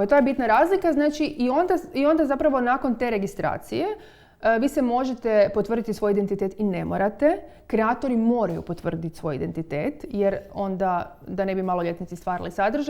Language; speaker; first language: Croatian; native; Croatian